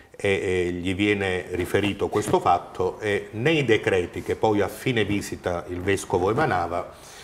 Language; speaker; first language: Italian; native; Italian